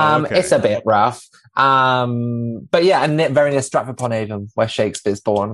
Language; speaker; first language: English; native; English